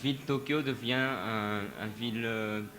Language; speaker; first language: French; non-native, fluent; Japanese